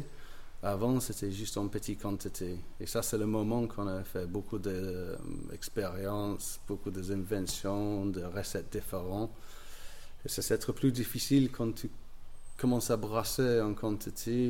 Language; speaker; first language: French; non-native, learner; English